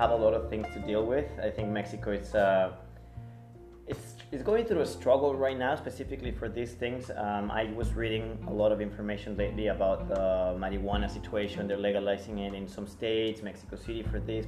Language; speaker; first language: English; non-native, fluent; Spanish